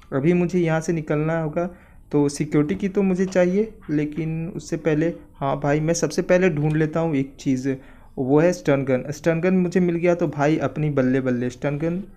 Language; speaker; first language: Hindi; native; Hindi